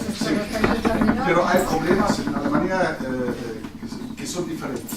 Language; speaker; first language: Spanish; non-native, fluent; German